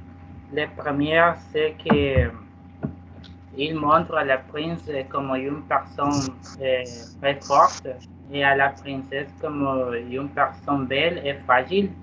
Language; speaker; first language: French; non-native, learner; Spanish